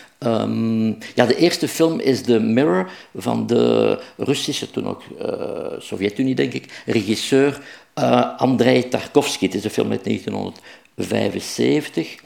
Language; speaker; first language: Dutch; native; Dutch